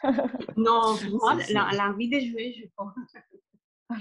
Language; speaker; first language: French; non-native, fluent; Spanish